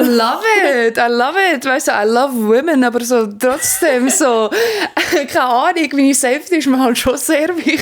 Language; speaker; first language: German; native; German